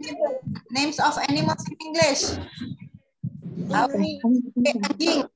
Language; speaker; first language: English; non-native, fluent; Indonesian